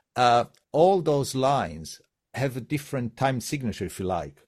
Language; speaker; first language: English; non-native, fluent; Italian